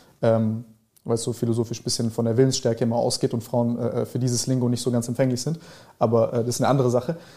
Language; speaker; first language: German; early bilingual, other home language; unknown